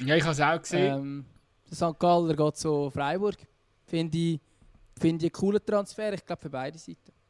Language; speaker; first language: German; native; German